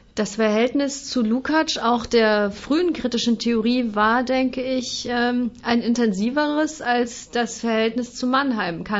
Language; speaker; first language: German; native; German